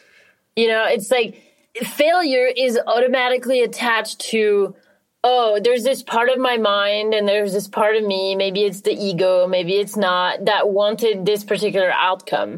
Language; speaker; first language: English; non-native, fluent; French